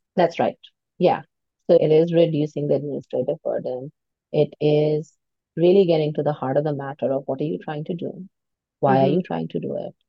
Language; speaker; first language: English; non-native, local second language; Hindi